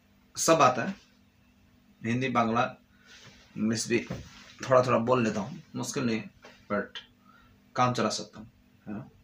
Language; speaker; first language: Hindi; non-native, fluent; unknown